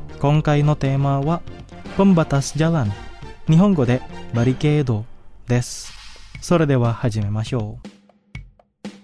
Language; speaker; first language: Japanese; non-native, fluent; Indonesian